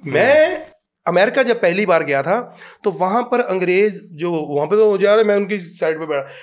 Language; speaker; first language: Hindi; native; Hindi